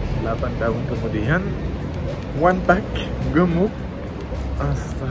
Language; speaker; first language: Indonesian; non-native, learner; French